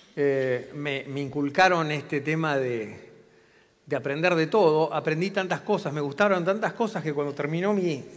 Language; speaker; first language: Spanish; native; Spanish